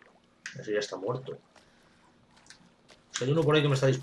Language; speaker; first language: Spanish; native; Spanish